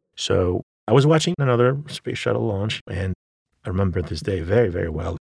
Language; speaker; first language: English; non-native, fluent; Arabic